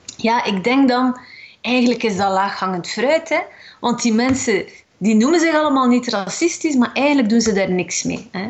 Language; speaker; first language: Dutch; early bilingual, other home language; Arabic